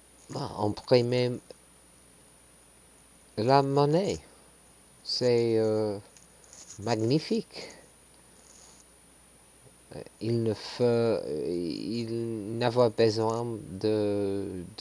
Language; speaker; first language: French; non-native, learner; English